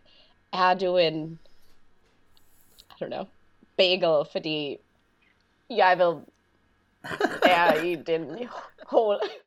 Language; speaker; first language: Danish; non-native, learner; English